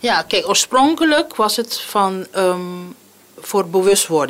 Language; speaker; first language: Dutch; non-native, local second language; Papiamento